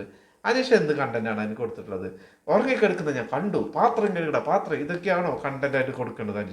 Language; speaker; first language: Malayalam; native; Malayalam